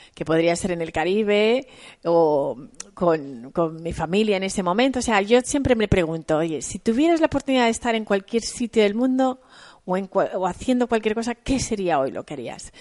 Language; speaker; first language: Spanish; native; Spanish